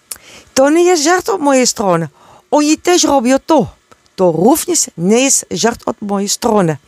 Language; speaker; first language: Polish; non-native, learner; Dutch